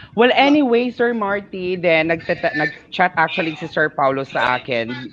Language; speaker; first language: Filipino; non-native, local second language; Hiligaynon